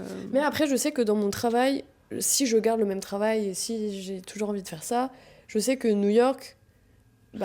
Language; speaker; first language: French; native; French